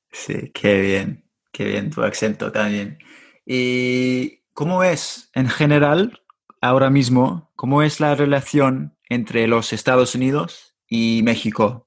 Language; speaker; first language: Spanish; non-native, fluent; English